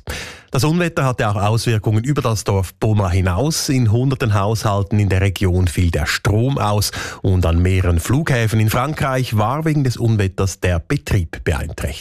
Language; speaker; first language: German; native; German